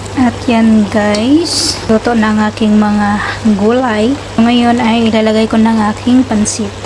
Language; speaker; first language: Filipino; non-native, local second language; Cebuano